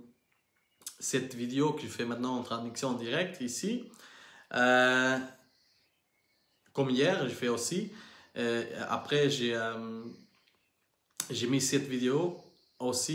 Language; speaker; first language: French; non-native, learner; Portuguese